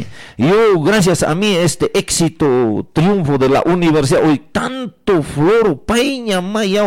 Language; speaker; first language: Spanish; native; Spanish